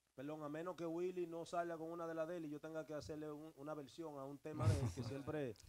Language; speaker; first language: Spanish; early bilingual, heritage; Spanish